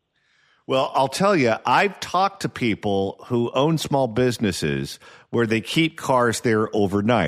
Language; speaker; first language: English; native; English